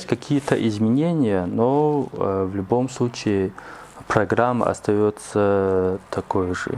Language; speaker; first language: Russian; non-native, local second language; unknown